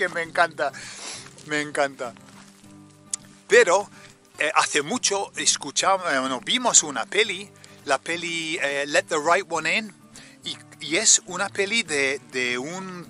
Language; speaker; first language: Spanish; native; Spanish